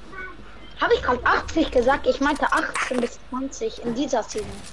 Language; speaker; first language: German; early bilingual, other home language; Macedonian